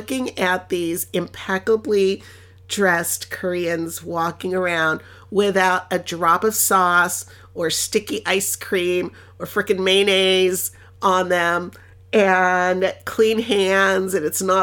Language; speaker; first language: English; early bilingual, other home language; Spanish